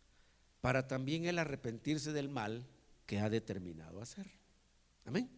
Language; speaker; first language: Spanish; native; Spanish